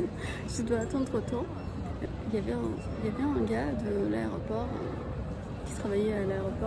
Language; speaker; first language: French; non-native, fluent; Armenian